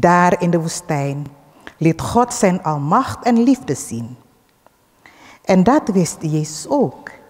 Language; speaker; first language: Dutch; early bilingual, other home language; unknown